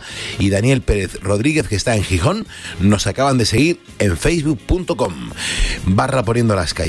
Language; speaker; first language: Spanish; native; Spanish